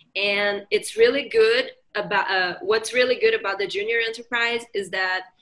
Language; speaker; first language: English; non-native, fluent; Portuguese